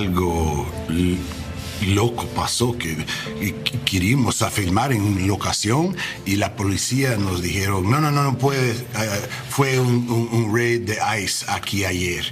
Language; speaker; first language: Spanish; non-native, learner; English